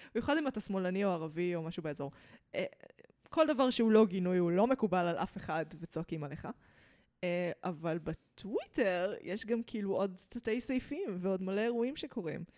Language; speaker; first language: Hebrew; early bilingual, other home language; English